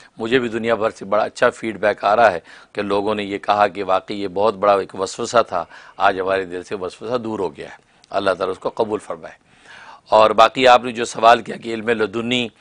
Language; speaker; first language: Urdu; native; Urdu